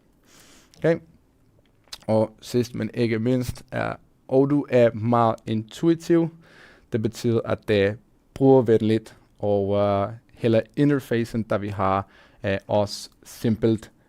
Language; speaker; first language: Danish; non-native, fluent; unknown